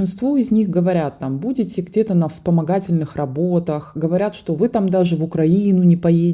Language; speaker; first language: Russian; native; Russian